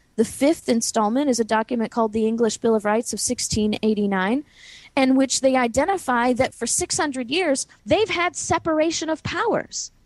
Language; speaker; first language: English; native; English